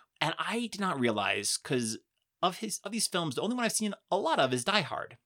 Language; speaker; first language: English; native; English